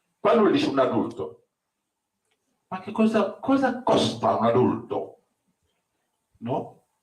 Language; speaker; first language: Italian; non-native, fluent; Wolof